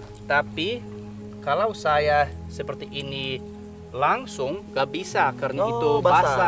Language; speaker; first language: Indonesian; non-native, learner; English